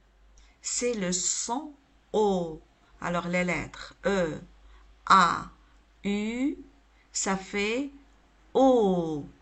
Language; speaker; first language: French; non-native, local second language; Arabic